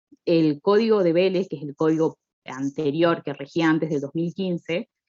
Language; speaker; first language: Spanish; native; Spanish